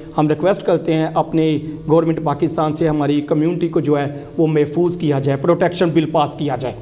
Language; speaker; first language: Urdu; non-native, local second language; Punjabi